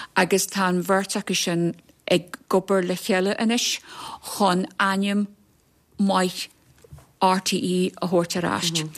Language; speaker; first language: Irish; native; Irish